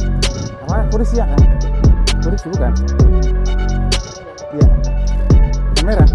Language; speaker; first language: Indonesian; non-native, local second language; Javanese